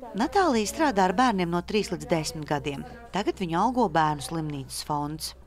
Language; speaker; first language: Latvian; native; Latvian